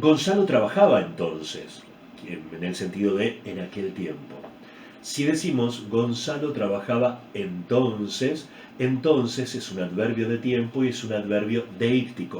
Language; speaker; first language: Spanish; native; Spanish